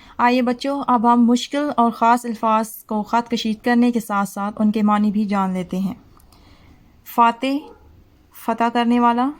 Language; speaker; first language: Urdu; non-native, local second language; Punjabi